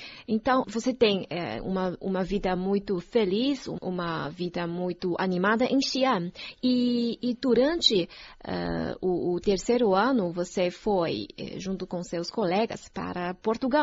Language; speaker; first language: Portuguese; non-native, fluent; Chinese